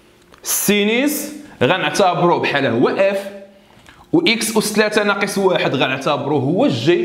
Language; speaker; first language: Arabic; native; Arabic